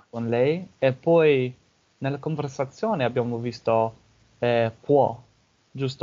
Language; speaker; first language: Italian; non-native, fluent; English